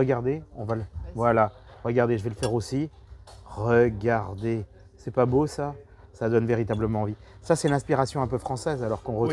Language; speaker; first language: French; native; French